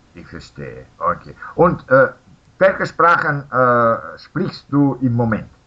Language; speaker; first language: German; non-native, fluent; Russian